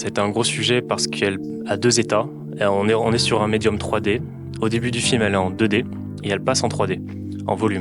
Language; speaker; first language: French; native; French